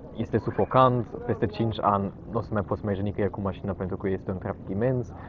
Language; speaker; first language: Romanian; non-native, fluent; German